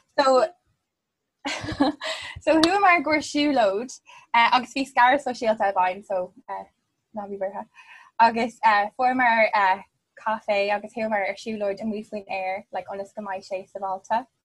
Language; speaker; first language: Irish; non-native, local second language; English